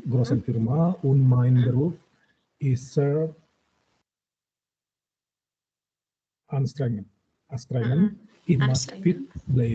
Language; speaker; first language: German; non-native, learner; Indonesian